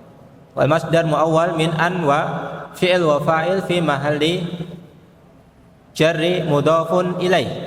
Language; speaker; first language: Arabic; non-native, fluent; Indonesian